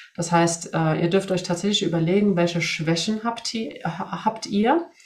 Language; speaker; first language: German; non-native, fluent; Swedish